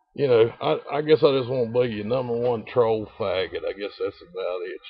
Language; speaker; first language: English; native; English